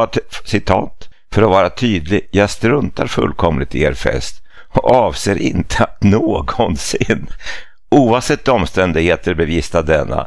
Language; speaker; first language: Swedish; native; Swedish